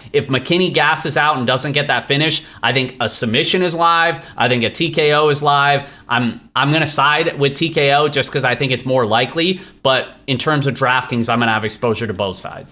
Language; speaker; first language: English; native; English